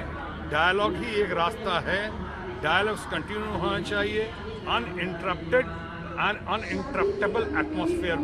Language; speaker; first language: Hindi; native; Hindi